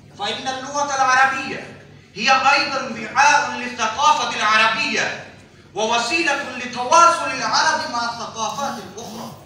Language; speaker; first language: Arabic; non-native, fluent; Urdu